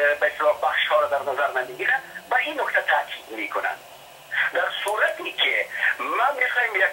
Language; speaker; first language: Persian; non-native, local second language; Shughni